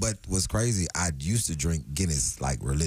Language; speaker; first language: English; native; English